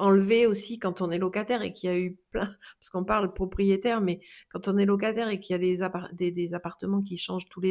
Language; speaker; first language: French; native; French